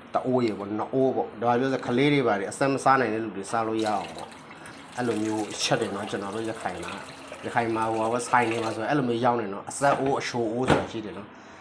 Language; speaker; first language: Burmese; non-native, local second language; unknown